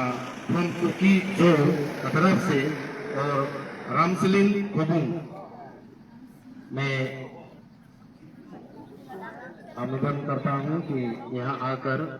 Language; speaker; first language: Hindi; non-native, local second language; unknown